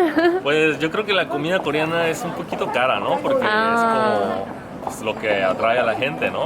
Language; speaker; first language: Spanish; native; Spanish